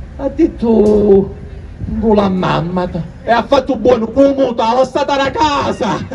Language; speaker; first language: Italian; native; Italian